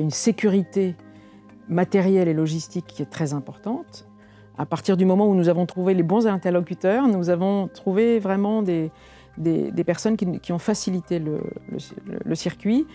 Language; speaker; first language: French; native; French